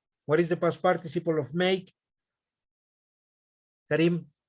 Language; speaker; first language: English; non-native, fluent; Spanish